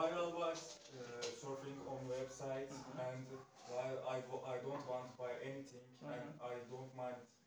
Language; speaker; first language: English; non-native, learner; Turkish